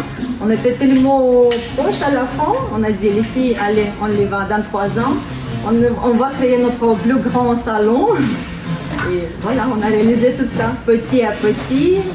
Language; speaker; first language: French; non-native, learner; Russian